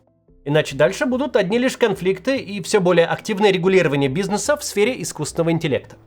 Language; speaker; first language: Russian; native; Russian